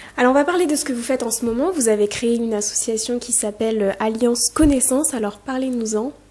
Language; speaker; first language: French; native; French